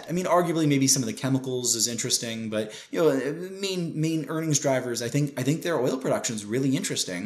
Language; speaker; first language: English; native; English